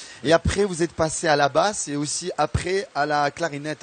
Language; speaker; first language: French; non-native, local second language; Arabic